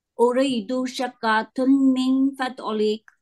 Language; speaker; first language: Arabic; non-native, learner; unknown